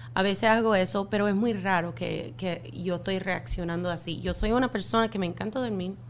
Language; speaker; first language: Spanish; non-native, fluent; English